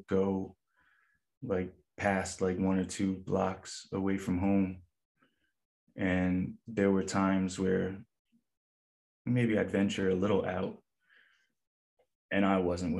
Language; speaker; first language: English; native; English